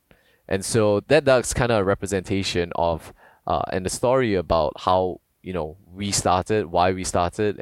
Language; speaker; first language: English; native; English